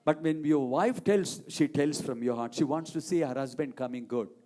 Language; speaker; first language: English; non-native, local second language; Tamil